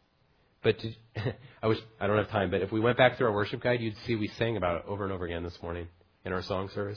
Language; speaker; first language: English; native; English